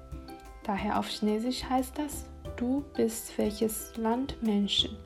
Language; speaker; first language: German; non-native, fluent; Chinese